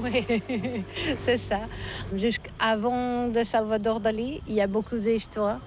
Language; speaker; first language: French; non-native, fluent; Catalan